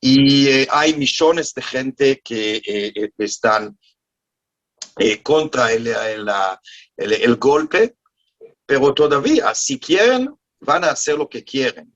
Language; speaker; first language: Spanish; non-native, learner; Hebrew